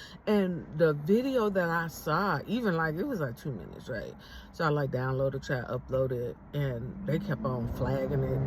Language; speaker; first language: English; native; English